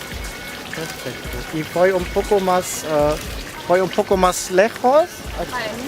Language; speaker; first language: Spanish; non-native, learner; German